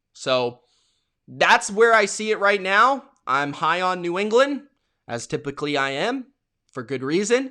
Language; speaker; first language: English; native; English